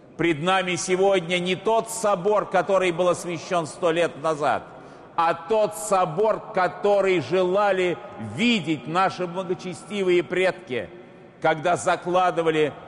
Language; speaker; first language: Russian; native; Russian